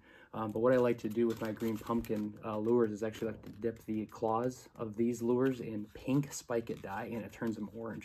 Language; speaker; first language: English; native; English